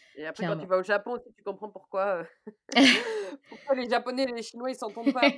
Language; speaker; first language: French; native; French